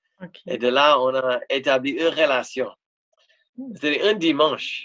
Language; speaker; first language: French; non-native, fluent; English